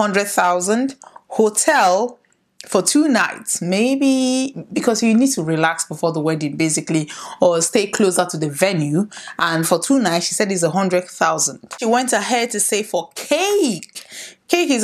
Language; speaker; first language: English; non-native, local second language; Igbo